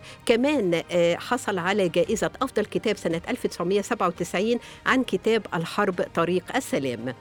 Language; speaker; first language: Arabic; native; Arabic